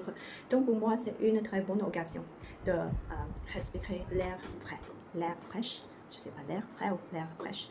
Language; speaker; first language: French; non-native, learner; Chinese